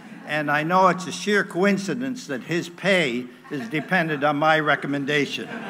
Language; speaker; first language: English; native; English